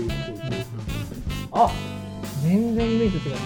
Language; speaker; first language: Japanese; native; Japanese